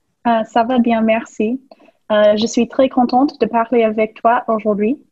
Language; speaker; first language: French; non-native, fluent; English